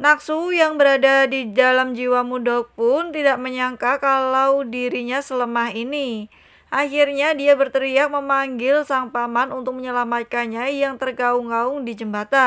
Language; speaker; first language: Indonesian; native; Indonesian